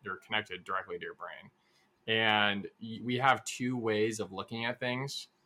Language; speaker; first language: English; native; English